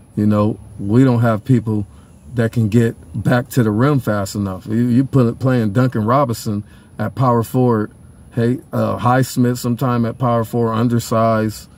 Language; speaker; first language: English; native; English